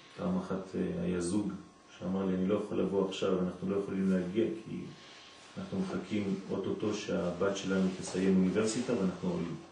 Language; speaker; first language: Hebrew; non-native, fluent; French